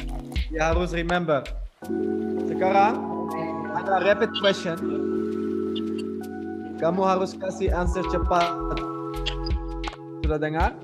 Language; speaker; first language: Indonesian; non-native, learner; Dutch